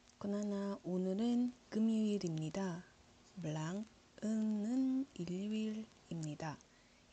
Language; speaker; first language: Korean; non-native, learner; Iloko